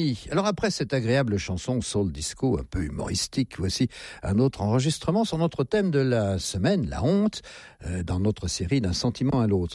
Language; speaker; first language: French; native; French